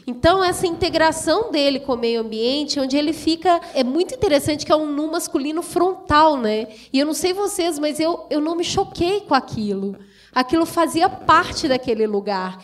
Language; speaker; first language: Portuguese; native; Portuguese